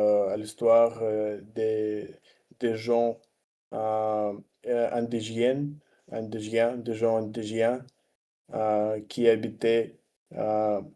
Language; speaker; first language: French; non-native, learner; Russian